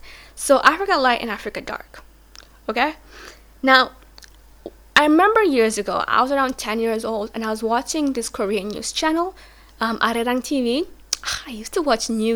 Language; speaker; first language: English; non-native, local second language; Swahili